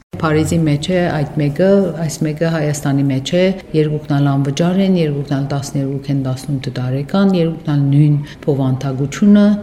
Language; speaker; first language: Armenian; early bilingual, heritage; Armenian